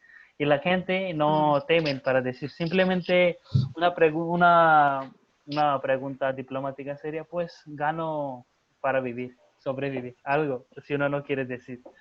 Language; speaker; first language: Spanish; non-native, fluent; Hindi